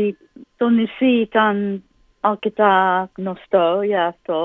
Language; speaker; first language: Greek; non-native, learner; English